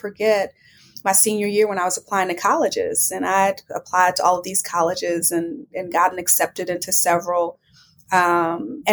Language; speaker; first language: English; native; English